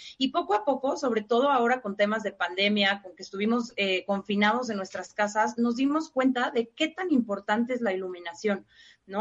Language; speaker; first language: Spanish; native; Spanish